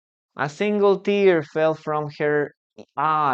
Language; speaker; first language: English; non-native, fluent; Spanish